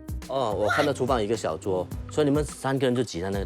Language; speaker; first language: Chinese; native; Chinese